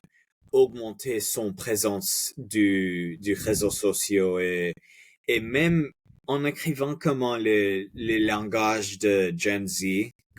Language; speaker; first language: French; non-native, fluent; Spanish